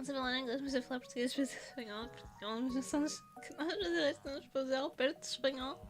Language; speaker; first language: Portuguese; native; Portuguese